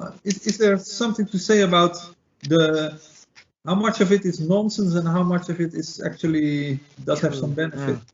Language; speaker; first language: English; non-native, fluent; Dutch